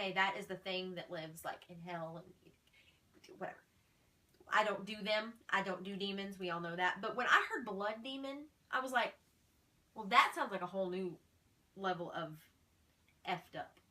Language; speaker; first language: English; native; English